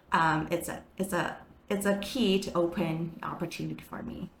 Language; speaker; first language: English; non-native, fluent; Chinese